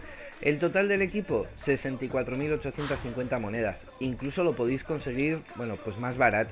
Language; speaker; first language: Spanish; native; Spanish